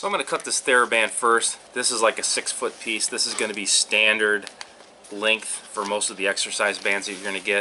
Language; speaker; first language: English; native; English